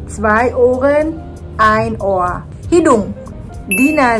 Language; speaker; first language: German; early bilingual, other home language; Indonesian